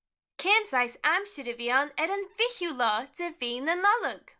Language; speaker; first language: Irish; non-native, local second language; English